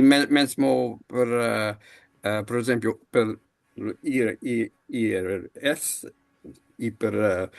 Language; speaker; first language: Portuguese; non-native, learner; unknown